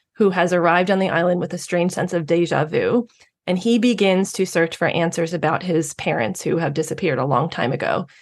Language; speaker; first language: English; native; English